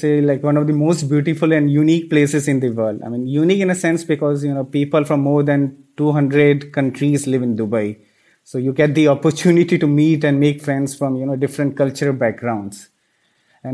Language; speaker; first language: English; non-native, local second language; Hindi